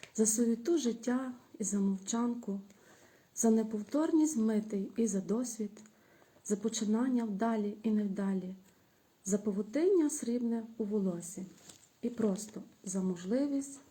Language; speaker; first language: Ukrainian; native; Ukrainian